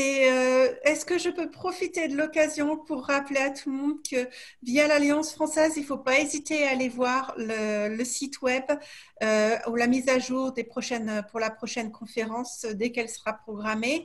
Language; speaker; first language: French; native; French